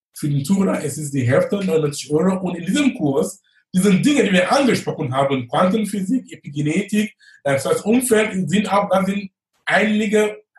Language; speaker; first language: German; non-native, fluent; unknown